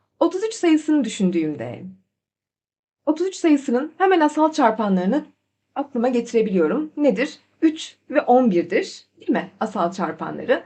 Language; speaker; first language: Turkish; native; Turkish